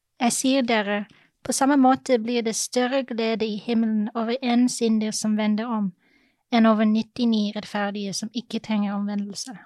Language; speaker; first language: Norwegian; non-native, fluent; English